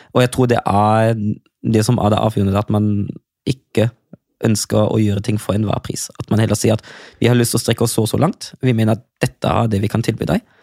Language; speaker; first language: Norwegian; non-native, fluent; German